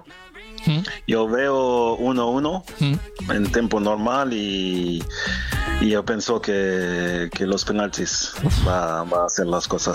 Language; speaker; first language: Spanish; non-native, fluent; French